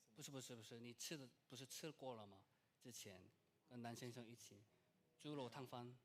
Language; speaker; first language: Chinese; non-native, learner; Korean